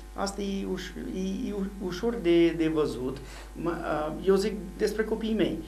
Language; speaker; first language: Romanian; non-native, fluent; English